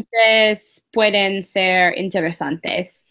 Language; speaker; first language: Spanish; non-native, learner; English